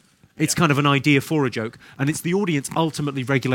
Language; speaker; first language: English; native; English